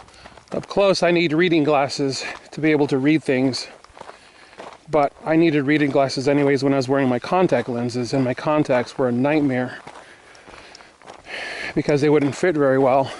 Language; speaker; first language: English; native; English